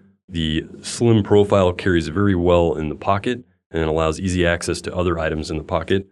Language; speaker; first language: English; native; English